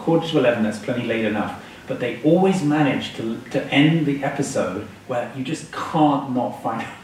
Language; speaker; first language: English; native; English